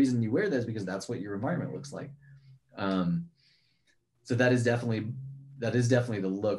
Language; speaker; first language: English; native; English